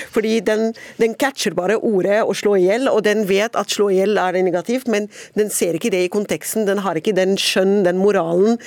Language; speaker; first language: Norwegian; non-native, fluent; Arabic